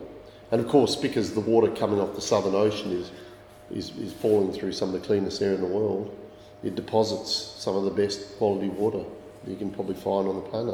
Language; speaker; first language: English; native; English